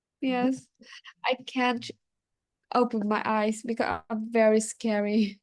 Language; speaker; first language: English; non-native, learner; Vietnamese